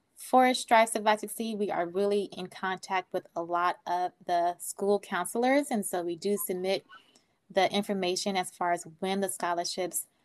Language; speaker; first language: English; native; English